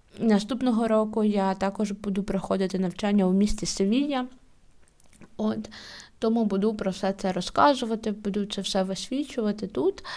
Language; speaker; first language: Ukrainian; native; Ukrainian